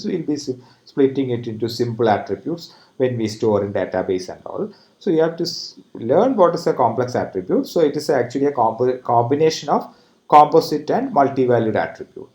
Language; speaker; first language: English; non-native, local second language; Malayalam